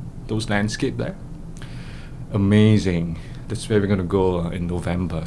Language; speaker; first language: English; non-native, local second language; Cantonese